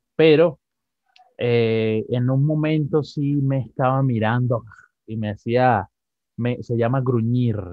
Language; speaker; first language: Spanish; native; Spanish